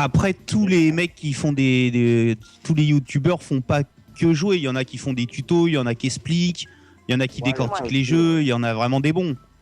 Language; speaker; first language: French; native; French